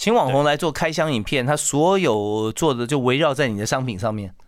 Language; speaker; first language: Chinese; native; Chinese